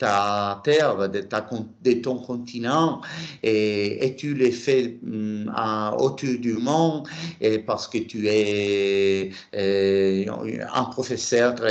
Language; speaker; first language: French; non-native, learner; Italian